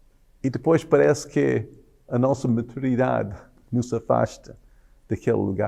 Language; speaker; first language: Portuguese; non-native, fluent; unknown